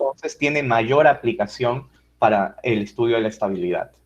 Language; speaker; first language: Spanish; native; Spanish